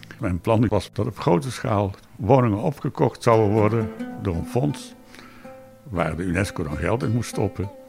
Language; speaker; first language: Dutch; native; Dutch